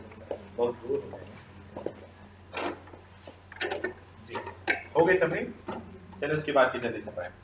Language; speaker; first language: Urdu; native; Urdu